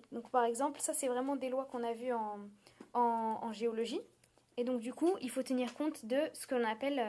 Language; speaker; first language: French; native; French